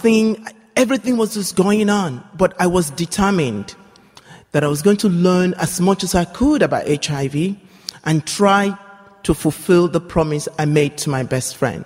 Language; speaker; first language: English; non-native, local second language; Yoruba